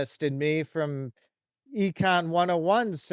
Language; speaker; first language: English; native; English